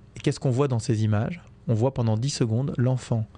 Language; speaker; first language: French; native; French